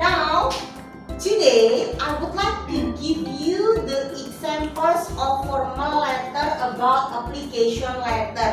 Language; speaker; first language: English; non-native, fluent; Javanese